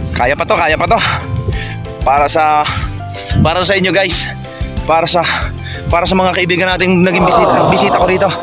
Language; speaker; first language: Filipino; native; Filipino